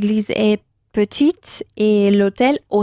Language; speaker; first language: French; non-native, learner; Spanish